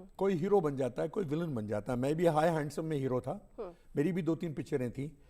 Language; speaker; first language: Hindi; native; Hindi